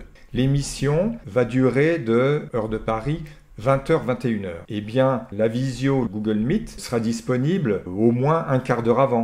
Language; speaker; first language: French; native; French